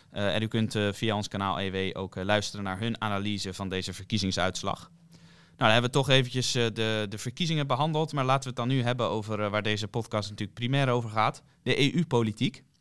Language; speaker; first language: Dutch; native; Dutch